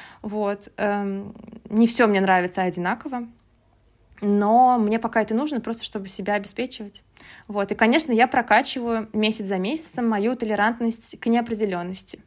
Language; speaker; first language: Russian; native; Russian